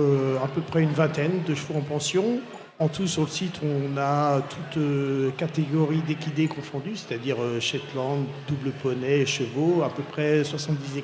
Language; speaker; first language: French; native; French